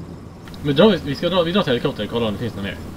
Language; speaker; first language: Swedish; native; Swedish